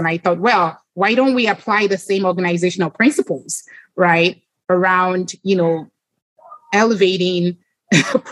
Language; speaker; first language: English; non-native, local second language; Yoruba